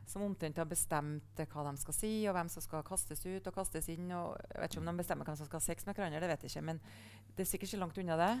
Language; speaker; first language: Norwegian; native; Norwegian